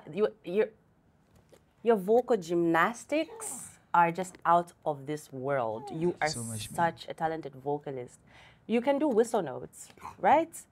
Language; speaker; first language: English; non-native, local second language; Bemba